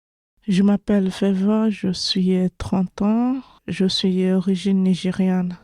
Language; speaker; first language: French; non-native, learner; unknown